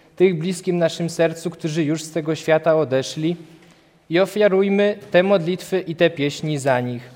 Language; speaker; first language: Polish; native; Polish